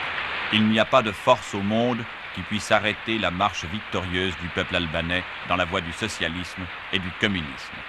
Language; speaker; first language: French; native; French